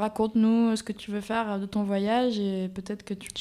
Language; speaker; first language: French; native; French